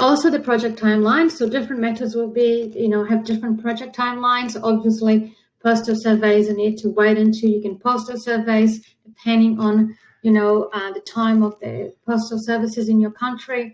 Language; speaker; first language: English; non-native, fluent; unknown